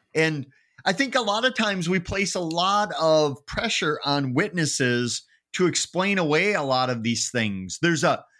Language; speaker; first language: English; native; English